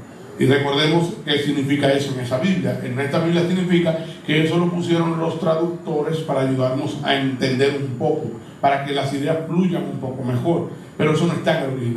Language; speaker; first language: Spanish; native; Spanish